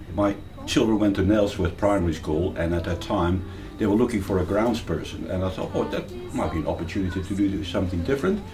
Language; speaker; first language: English; non-native, fluent; Dutch